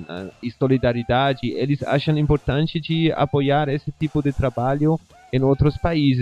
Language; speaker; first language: Portuguese; non-native, fluent; Spanish